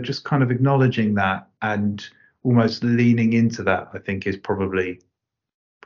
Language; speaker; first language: English; native; English